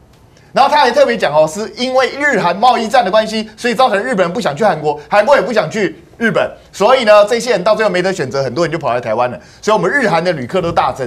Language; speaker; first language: Chinese; native; Chinese